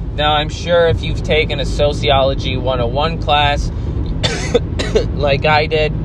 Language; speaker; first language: English; native; English